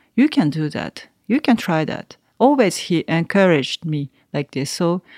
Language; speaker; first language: English; non-native, learner; Japanese